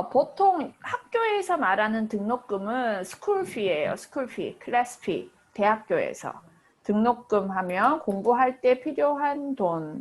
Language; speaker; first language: Korean; native; Korean